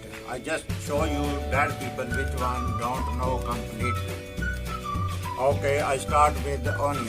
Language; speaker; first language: English; non-native, learner; Punjabi